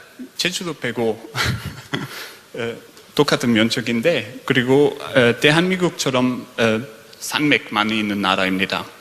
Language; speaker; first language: Korean; non-native, fluent; German